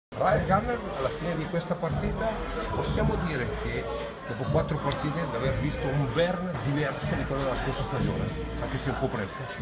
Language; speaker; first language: Italian; native; Italian